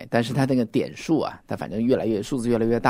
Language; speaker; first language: Chinese; native; Chinese